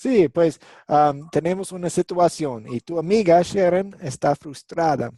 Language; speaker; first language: Spanish; non-native, fluent; English